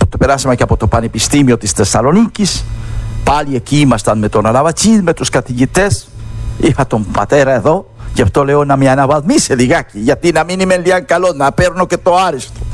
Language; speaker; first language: Greek; non-native, fluent; Spanish